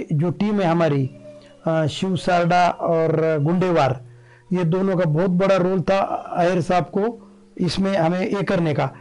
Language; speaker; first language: Hindi; non-native, local second language; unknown